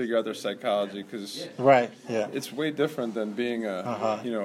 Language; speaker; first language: English; native; English